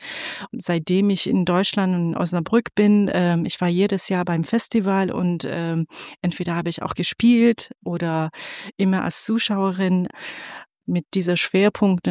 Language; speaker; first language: German; non-native, fluent; Persian